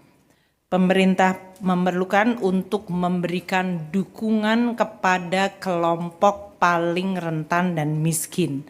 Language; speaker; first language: Indonesian; native; Indonesian